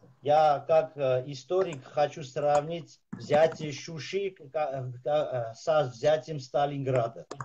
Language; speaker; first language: Russian; non-native, local second language; Armenian